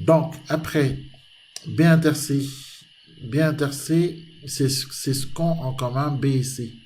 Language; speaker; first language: French; native; French